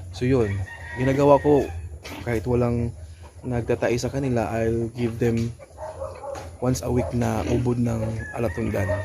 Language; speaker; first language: Filipino; non-native, local second language; Cebuano